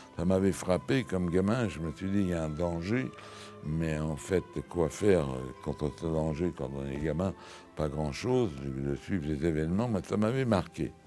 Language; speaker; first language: French; early bilingual, other home language; Yiddish